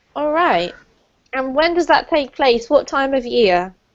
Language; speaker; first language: English; native; English